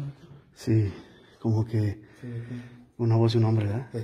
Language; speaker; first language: Spanish; native; Spanish